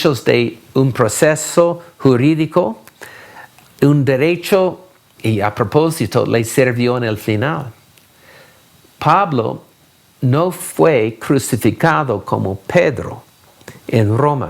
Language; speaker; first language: Spanish; non-native, fluent; English